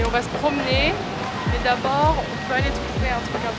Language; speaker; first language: French; early bilingual, heritage; French